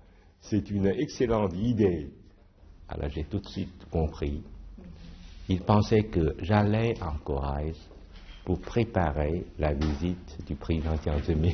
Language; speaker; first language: French; non-native, fluent; Chinese